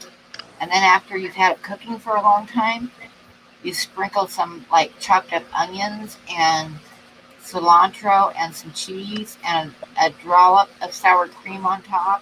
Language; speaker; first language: English; native; English